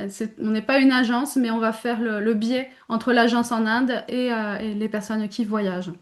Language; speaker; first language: French; native; French